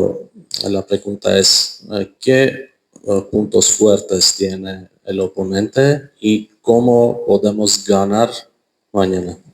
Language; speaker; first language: Spanish; non-native, fluent; Armenian